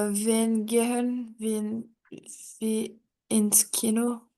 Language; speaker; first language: German; non-native, learner; French